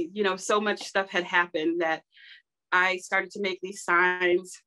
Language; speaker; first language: English; native; English